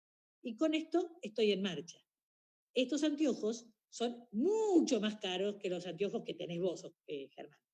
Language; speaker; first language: Spanish; native; Spanish